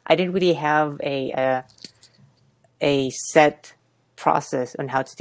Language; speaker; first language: English; non-native, local second language; Cebuano